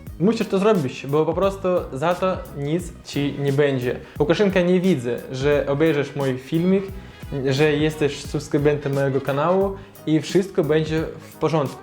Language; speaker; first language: Polish; non-native, learner; Russian